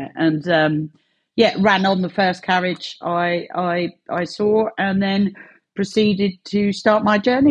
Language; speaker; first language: English; native; English